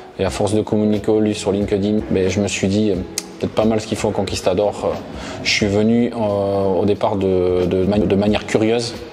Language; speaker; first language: French; native; French